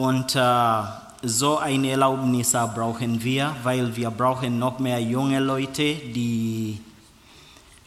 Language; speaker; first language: German; non-native, learner; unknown